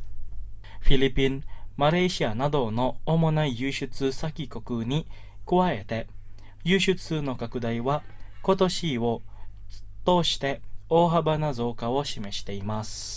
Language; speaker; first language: Japanese; non-native, fluent; Indonesian